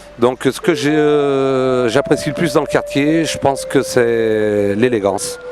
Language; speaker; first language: French; native; French